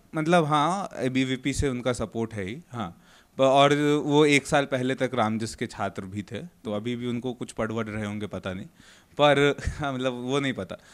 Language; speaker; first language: Hindi; native; Hindi